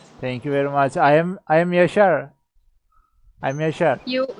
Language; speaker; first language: English; non-native, learner; Turkish